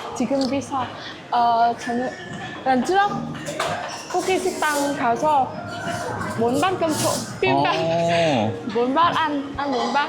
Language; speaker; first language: Korean; non-native, learner; Vietnamese